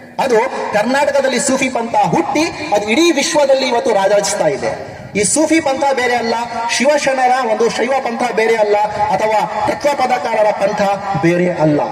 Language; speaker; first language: Kannada; non-native, local second language; Urdu